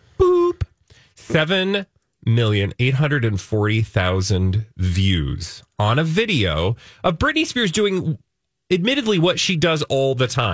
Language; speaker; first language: English; native; English